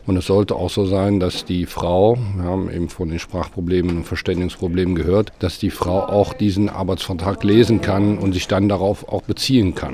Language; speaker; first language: German; native; German